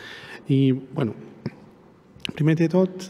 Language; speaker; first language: Catalan; non-native, fluent; Arabic